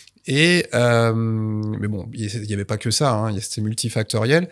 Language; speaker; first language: French; native; French